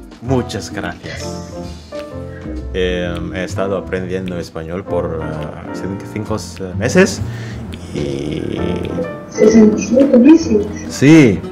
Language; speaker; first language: Spanish; non-native, learner; Indonesian